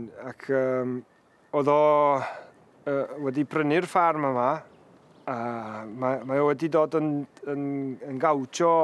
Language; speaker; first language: Welsh; early bilingual, heritage; Welsh